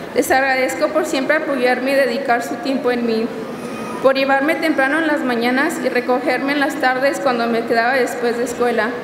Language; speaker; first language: Spanish; early bilingual, heritage; Spanish